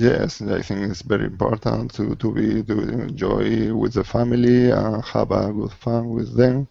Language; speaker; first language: English; non-native, learner; Spanish